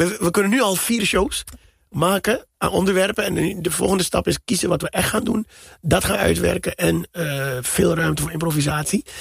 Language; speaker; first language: Dutch; native; Dutch